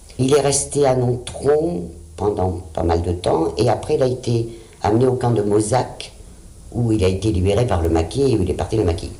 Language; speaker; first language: French; early bilingual, other home language; Spanish